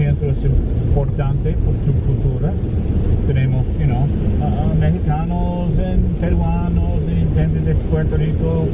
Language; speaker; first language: Spanish; non-native, learner; English